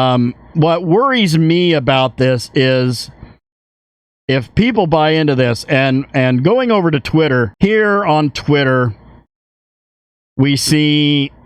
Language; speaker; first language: English; native; English